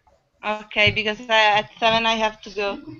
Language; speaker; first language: English; non-native, fluent; Italian